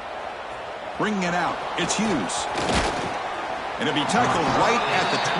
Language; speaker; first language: English; native; English